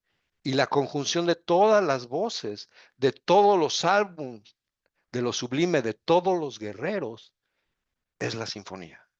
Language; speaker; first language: Spanish; native; Spanish